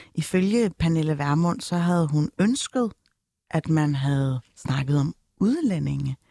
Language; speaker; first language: Danish; early bilingual, other home language; Turkish